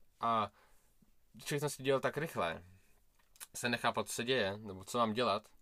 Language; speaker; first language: Czech; early bilingual, other home language; Russian